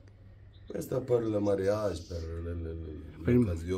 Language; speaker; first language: Italian; non-native, learner; Arabic